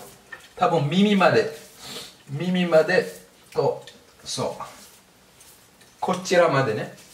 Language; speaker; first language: Japanese; non-native, fluent; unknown